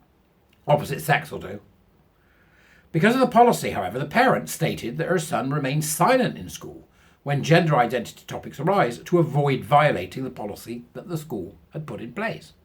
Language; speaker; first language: English; native; English